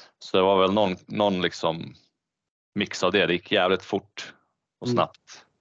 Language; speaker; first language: Swedish; early bilingual, other home language; Bosnian